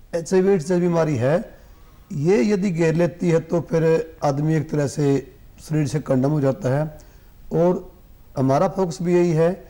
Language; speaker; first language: Hindi; native; Hindi